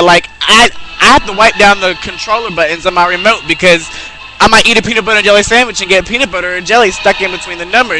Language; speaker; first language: English; native; English